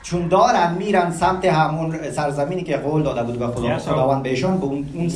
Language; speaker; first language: Persian; early bilingual, heritage; Persian